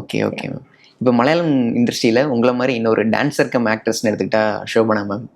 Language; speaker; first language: Tamil; native; Tamil